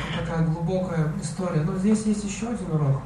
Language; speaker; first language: Russian; native; Russian